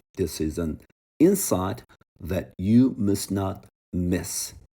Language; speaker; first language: English; non-native, fluent; Korean